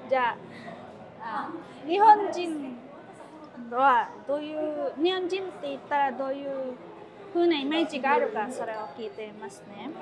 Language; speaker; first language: Japanese; non-native, fluent; Filipino